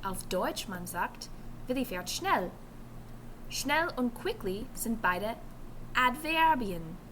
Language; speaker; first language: German; non-native, fluent; English